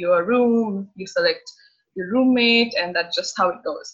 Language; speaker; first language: English; non-native, local second language; Nepali